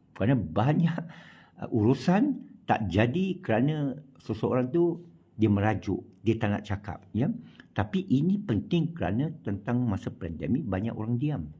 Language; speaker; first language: Malay; non-native, local second language; Chinese